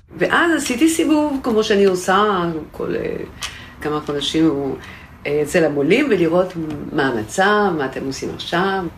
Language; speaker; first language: Hebrew; non-native, fluent; French